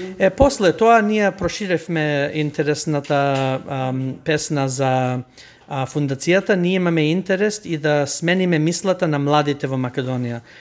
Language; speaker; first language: Macedonian; early bilingual, heritage; Macedonian